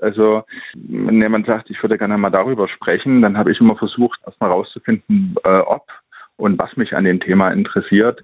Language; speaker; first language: German; native; German